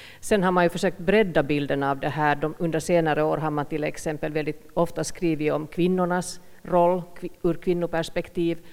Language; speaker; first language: Swedish; native; Swedish